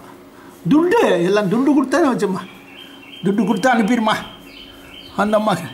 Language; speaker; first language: Tamil; non-native, local second language; Telugu